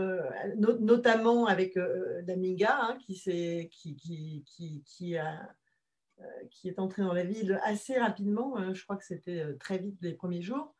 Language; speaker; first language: French; native; French